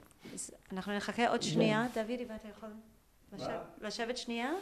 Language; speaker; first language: Hebrew; native; Hebrew